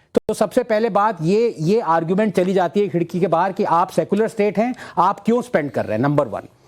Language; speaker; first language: Hindi; non-native, local second language; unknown